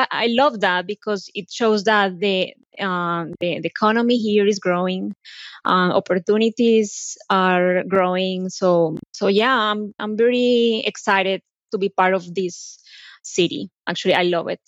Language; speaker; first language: English; non-native, fluent; Spanish